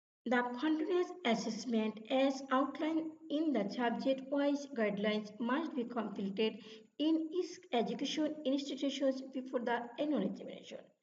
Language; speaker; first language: English; non-native, local second language; Bangla